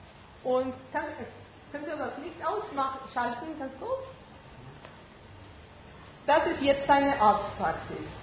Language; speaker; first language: German; non-native, fluent; Spanish